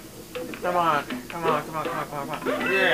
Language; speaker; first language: English; native; English